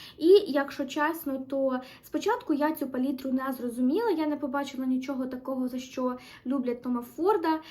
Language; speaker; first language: Ukrainian; non-native, local second language; Russian